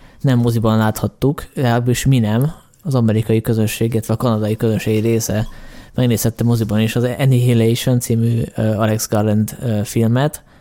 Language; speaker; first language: Hungarian; native; Hungarian